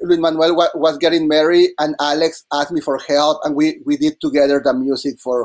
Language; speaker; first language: English; non-native, fluent; Spanish